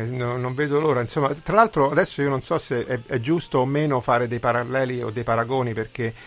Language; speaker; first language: Italian; native; Italian